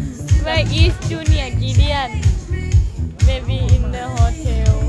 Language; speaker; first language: English; non-native, learner; Thai